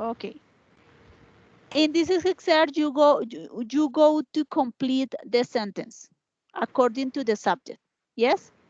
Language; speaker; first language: English; non-native, learner; Spanish